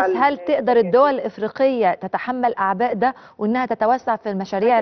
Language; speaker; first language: Arabic; native; Arabic